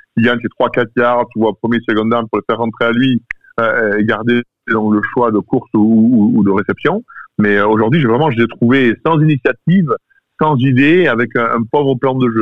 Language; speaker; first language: French; native; French